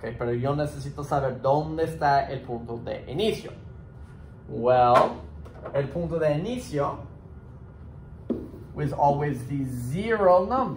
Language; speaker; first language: Spanish; non-native, fluent; English